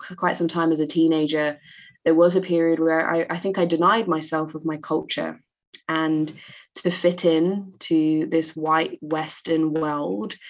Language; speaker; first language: English; native; English